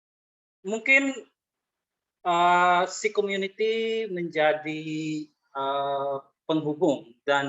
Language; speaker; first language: Indonesian; non-native, fluent; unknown